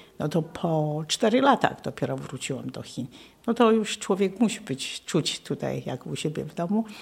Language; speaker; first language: Polish; non-native, fluent; Chinese